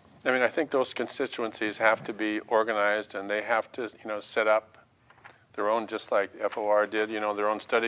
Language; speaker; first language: English; native; English